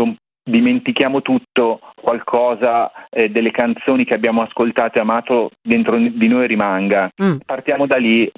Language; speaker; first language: Italian; native; Italian